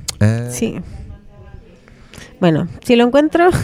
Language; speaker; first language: Spanish; native; Spanish